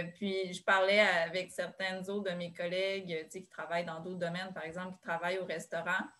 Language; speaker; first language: French; native; French